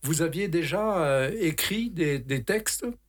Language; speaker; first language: French; native; French